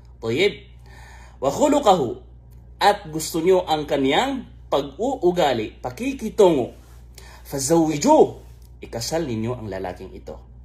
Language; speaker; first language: Filipino; non-native, local second language; Maranao